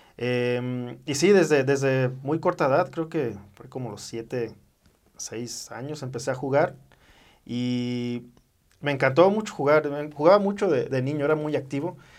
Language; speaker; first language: Spanish; early bilingual, heritage; Spanish